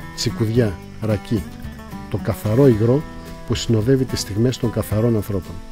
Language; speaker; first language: Greek; native; Greek